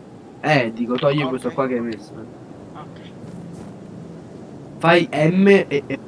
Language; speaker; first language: Italian; native; Italian